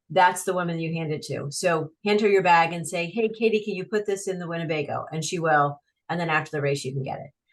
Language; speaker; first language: English; native; English